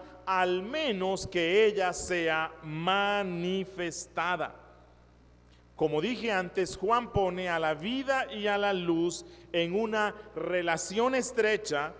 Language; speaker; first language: Spanish; native; Spanish